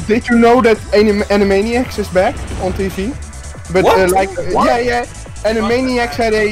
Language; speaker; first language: English; non-native, fluent; Dutch